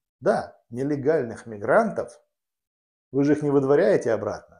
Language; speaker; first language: Russian; native; Russian